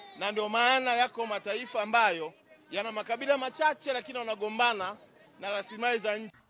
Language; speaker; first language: Swahili; native; Swahili